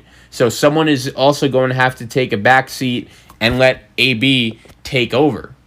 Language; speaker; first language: English; native; English